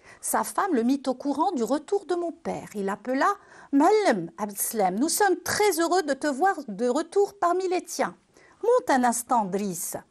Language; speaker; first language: French; non-native, local second language; Arabic